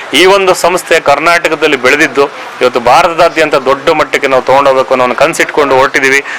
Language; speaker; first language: Kannada; native; Kannada